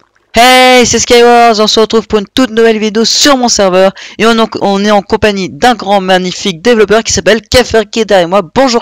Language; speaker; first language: French; native; French